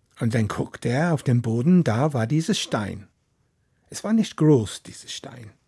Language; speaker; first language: German; non-native, fluent; English